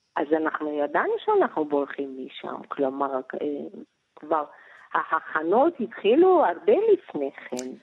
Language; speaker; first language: Hebrew; early bilingual, other home language; Persian